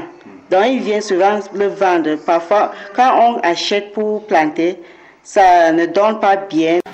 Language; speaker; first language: French; non-native, local second language; English